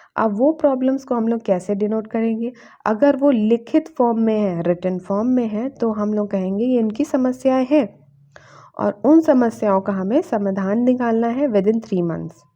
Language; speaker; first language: Hindi; native; Hindi